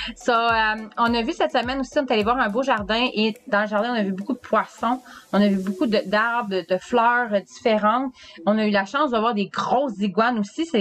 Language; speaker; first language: French; native; French